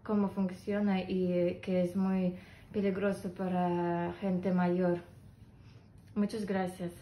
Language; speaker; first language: Spanish; non-native, learner; Russian